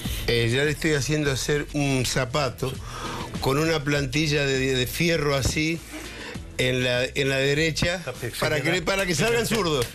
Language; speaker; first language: Spanish; non-native, fluent; Portuguese